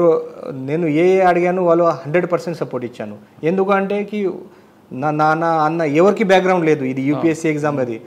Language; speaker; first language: Telugu; non-native, learner; Marathi